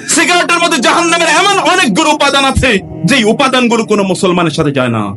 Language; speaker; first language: Bangla; native; Bangla